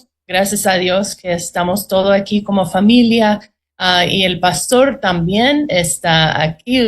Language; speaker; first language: Spanish; non-native, fluent; English